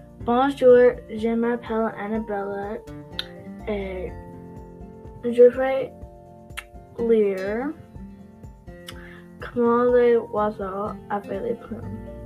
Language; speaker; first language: French; non-native, learner; English